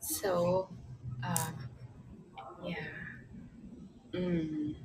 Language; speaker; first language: English; non-native, learner; Indonesian